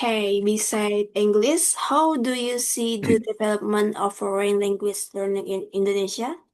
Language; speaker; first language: English; non-native, learner; Indonesian